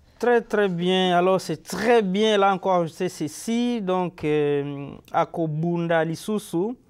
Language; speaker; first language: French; non-native, local second language; Lingala